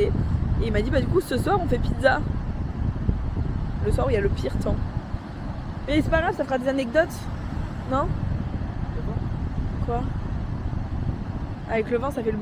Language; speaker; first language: French; native; French